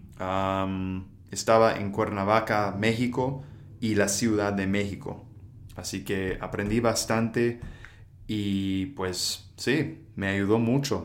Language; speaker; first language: Spanish; non-native, fluent; English